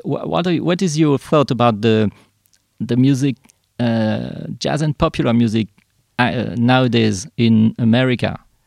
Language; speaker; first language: English; non-native, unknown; French